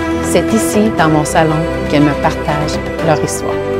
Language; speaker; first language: French; native; French